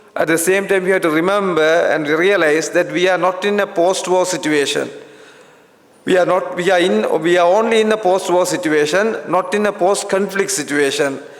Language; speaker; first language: English; non-native, local second language; Tamil